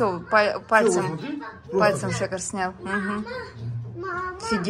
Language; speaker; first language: Russian; native; Russian